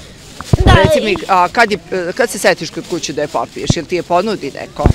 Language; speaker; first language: Serbian; native; Serbian